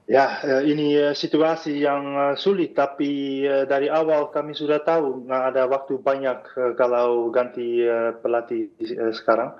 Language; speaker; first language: Indonesian; non-native, fluent; Dutch